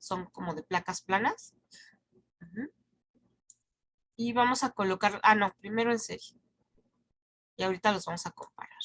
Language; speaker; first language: Spanish; native; Spanish